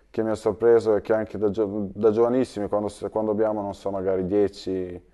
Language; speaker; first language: Italian; early bilingual, other home language; Serbian